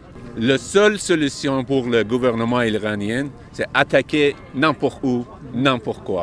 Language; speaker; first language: French; non-native, local second language; Persian